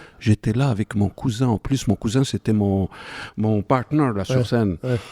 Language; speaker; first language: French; non-native, local second language; Arabic